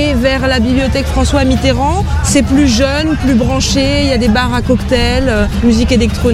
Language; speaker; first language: French; native; French